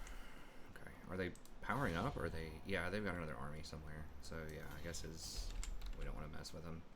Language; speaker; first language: English; native; English